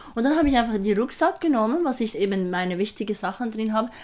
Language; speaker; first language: German; non-native, fluent; Arabic